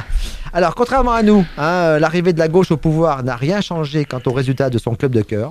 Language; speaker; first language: French; native; French